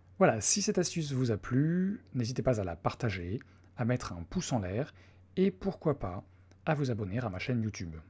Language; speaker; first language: French; native; French